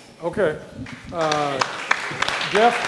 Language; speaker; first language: English; native; English